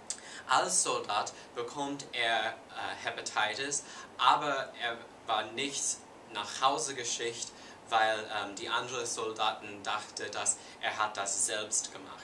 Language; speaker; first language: German; non-native, learner; English